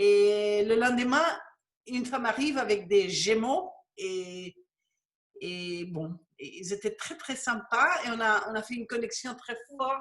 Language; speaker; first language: French; non-native, fluent; Spanish